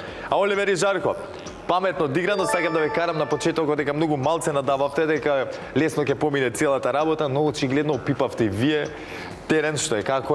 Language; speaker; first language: Macedonian; native; Macedonian